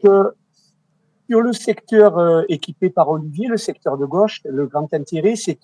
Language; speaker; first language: French; native; French